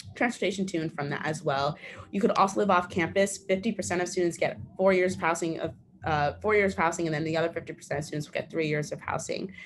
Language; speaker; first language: English; native; English